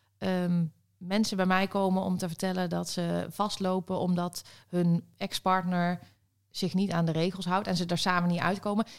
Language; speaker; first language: Dutch; native; Dutch